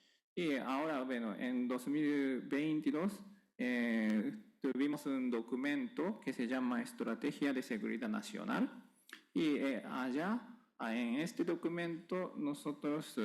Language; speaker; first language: Spanish; non-native, fluent; Japanese